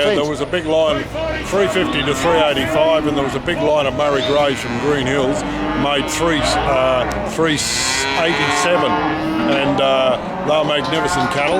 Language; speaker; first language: English; native; English